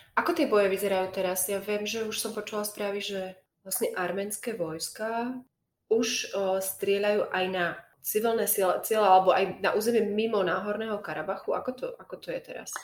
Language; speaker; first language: Slovak; native; Slovak